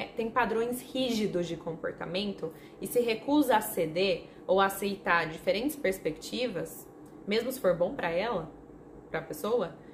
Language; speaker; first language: Portuguese; non-native, fluent; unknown